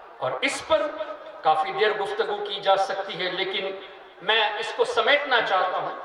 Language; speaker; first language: Urdu; non-native, fluent; Tamil